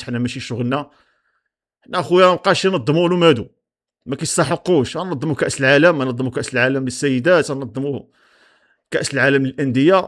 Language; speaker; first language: Arabic; native; Arabic